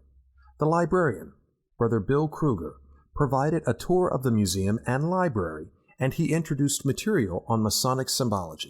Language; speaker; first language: English; native; English